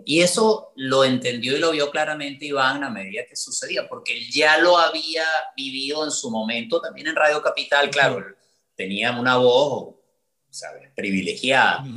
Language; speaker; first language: Spanish; native; Spanish